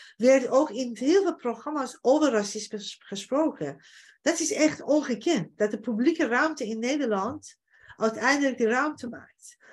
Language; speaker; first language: Dutch; non-native, fluent; Persian